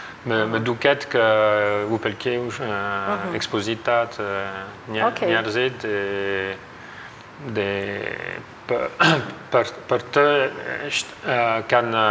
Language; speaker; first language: Albanian; non-native, learner; French